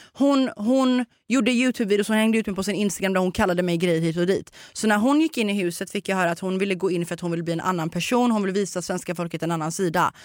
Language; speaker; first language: Swedish; early bilingual, other home language; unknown